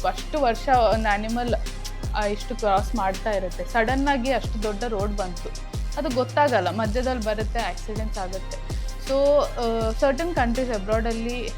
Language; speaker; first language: Kannada; native; Kannada